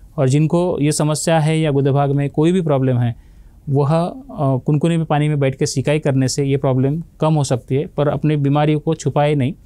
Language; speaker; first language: Hindi; non-native, local second language; Marathi